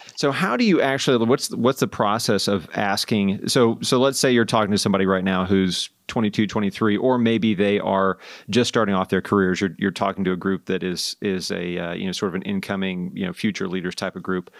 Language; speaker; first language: English; native; English